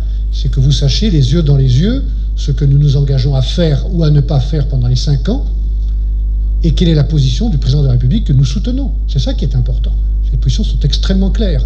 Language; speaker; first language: French; native; French